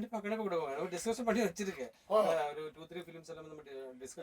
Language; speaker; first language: Tamil; non-native, learner; Malayalam